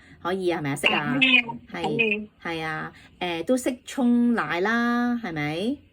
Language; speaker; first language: Cantonese; native; Cantonese